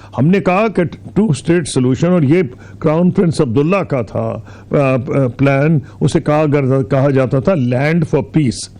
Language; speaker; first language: Urdu; non-native, local second language; Punjabi